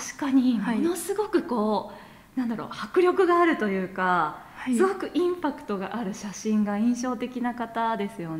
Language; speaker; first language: Japanese; native; Japanese